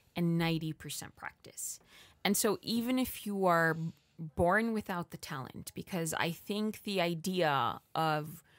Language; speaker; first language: English; early bilingual, other home language; Spanish